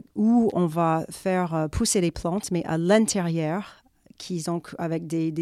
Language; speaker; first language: French; non-native, fluent; English